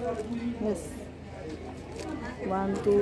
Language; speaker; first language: English; non-native, learner; Javanese